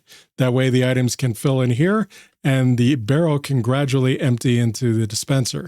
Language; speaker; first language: English; native; English